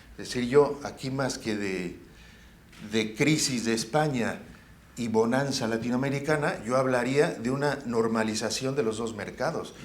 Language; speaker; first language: Spanish; native; Spanish